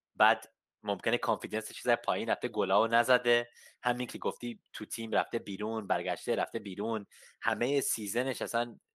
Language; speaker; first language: Persian; early bilingual, heritage; Persian